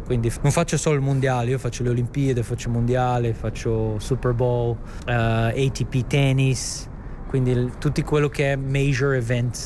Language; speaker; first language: Italian; native; Italian